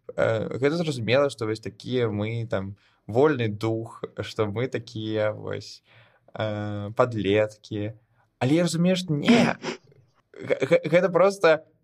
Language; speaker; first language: Belarusian; non-native, local second language; Russian